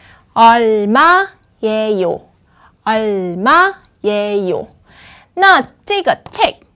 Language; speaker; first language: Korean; non-native, fluent; Chinese